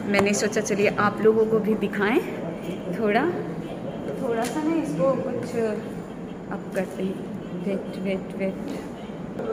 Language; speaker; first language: Hindi; native; Hindi